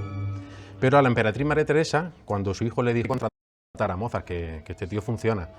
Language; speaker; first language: Spanish; native; Spanish